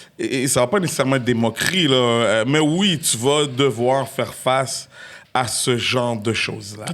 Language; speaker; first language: French; native; French